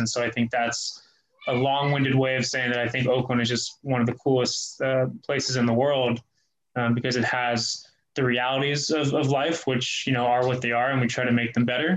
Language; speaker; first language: English; native; English